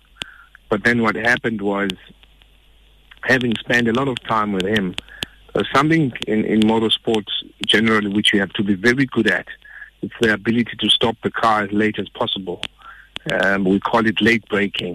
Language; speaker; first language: English; non-native, local second language; Xhosa